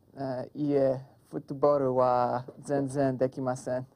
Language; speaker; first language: Japanese; non-native, learner; English